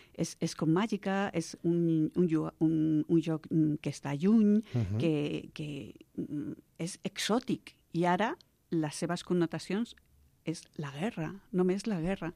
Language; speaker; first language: Catalan; non-native, local second language; Spanish